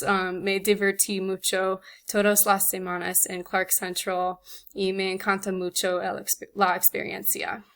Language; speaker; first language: Spanish; non-native, learner; English